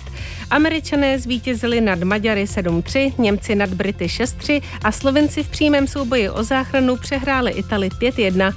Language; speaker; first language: Czech; native; Czech